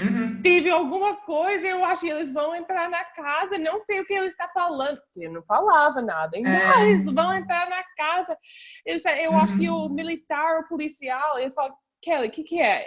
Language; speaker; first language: Portuguese; non-native, fluent; English